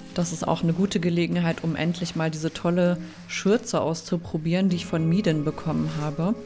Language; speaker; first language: German; native; German